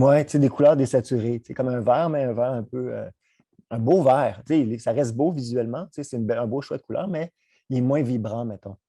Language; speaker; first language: French; native; French